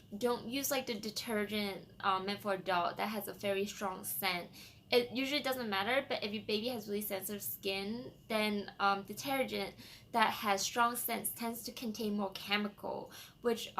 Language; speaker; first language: English; non-native, fluent; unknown